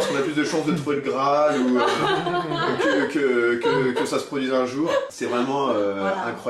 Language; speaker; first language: French; native; French